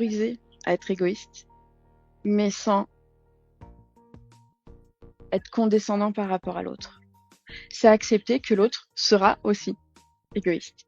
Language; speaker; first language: French; native; French